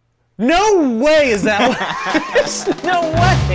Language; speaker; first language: English; native; English